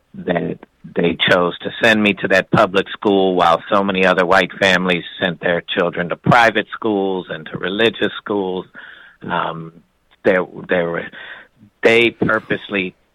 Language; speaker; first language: English; native; English